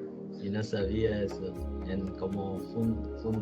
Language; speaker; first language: Spanish; non-native, learner; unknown